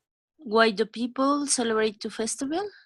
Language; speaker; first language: English; non-native, learner; Spanish